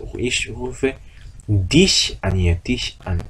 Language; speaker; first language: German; non-native, fluent; Korean